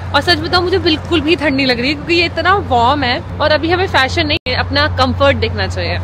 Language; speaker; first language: Hindi; native; Hindi